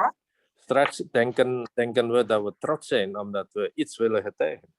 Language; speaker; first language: Dutch; non-native, fluent; Indonesian